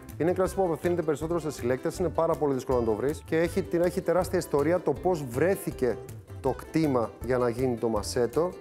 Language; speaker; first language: Greek; native; Greek